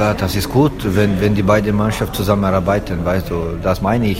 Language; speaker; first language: German; non-native, learner; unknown